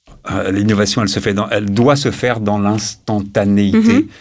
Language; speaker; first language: French; native; French